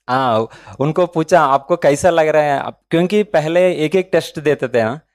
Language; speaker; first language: Hindi; non-native, local second language; Telugu